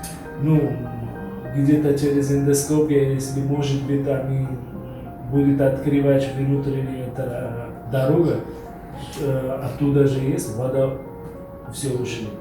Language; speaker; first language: Russian; non-native, learner; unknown